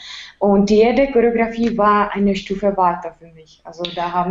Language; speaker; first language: German; non-native, fluent; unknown